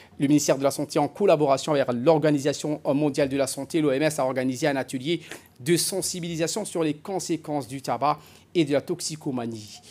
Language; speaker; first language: French; non-native, local second language; Somali